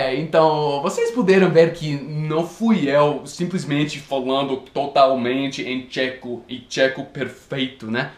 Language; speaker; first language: Portuguese; non-native, fluent; English